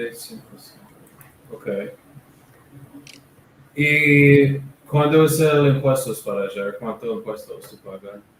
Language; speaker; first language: Spanish; non-native, learner; English